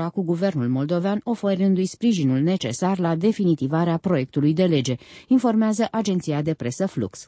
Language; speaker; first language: Romanian; native; Romanian